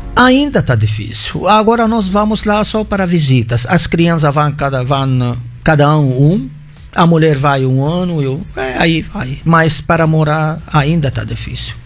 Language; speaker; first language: Portuguese; non-native, fluent; Arabic